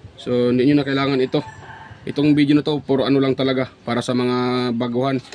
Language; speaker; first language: Filipino; non-native, local second language; Cebuano